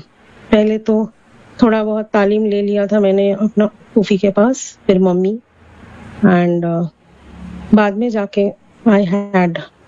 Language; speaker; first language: Hindi; non-native, local second language; Bangla